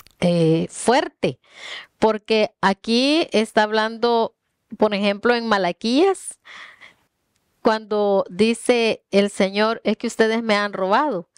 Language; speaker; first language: Spanish; native; Spanish